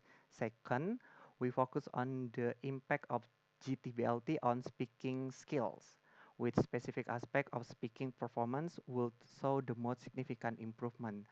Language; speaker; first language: English; non-native, learner; Indonesian